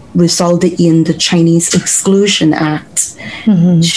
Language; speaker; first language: English; non-native, local second language; Cantonese